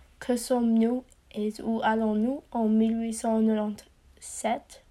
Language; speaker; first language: French; non-native, learner; English